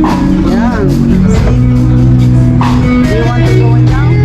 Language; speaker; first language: English; non-native, local second language; Filipino